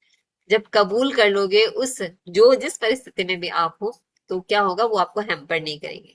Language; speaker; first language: Hindi; native; Hindi